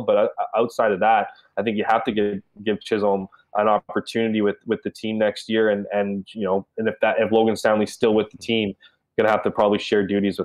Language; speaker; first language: English; native; English